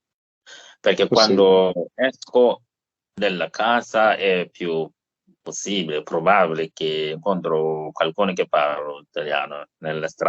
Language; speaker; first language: Italian; non-native, learner; English